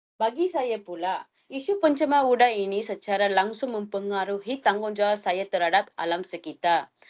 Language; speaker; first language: Malay; non-native, local second language; Tamil